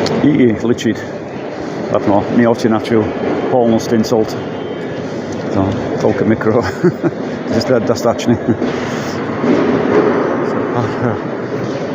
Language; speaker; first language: Russian; non-native, learner; English